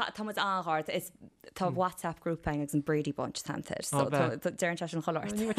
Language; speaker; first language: Irish; native; Irish